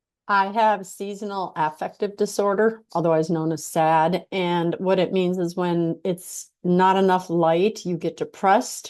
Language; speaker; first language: English; native; English